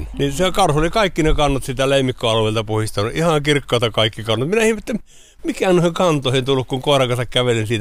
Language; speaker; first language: Finnish; native; Finnish